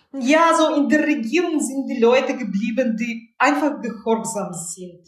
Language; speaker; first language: German; non-native, fluent; Russian